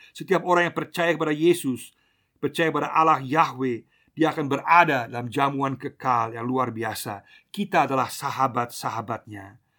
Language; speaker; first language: Indonesian; non-native, fluent; German